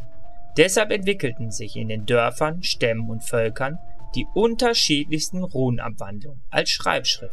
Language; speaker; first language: German; native; German